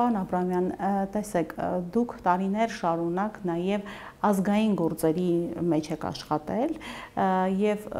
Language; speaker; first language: Armenian; native; Armenian